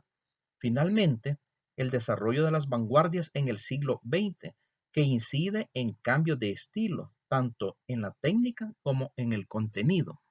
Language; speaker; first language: Spanish; native; Spanish